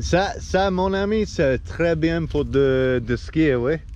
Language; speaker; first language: French; non-native, learner; English